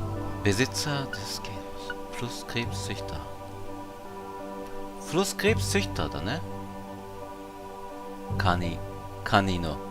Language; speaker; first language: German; non-native, fluent; Japanese